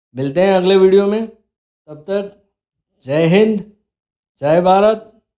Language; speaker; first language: Hindi; non-native, local second language; Gujarati